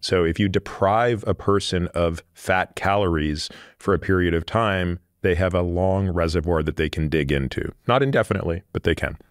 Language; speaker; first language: English; native; English